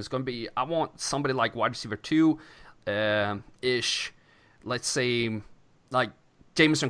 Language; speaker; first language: English; non-native, fluent; Swedish